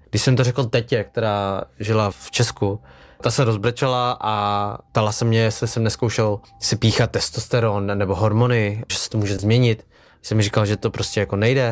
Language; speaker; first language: Czech; early bilingual, other home language; Vietnamese